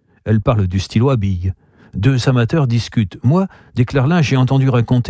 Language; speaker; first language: French; native; French